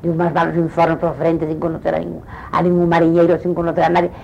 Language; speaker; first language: Spanish; non-native, local second language; Galician